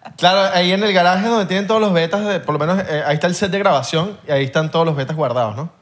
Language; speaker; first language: Spanish; native; Spanish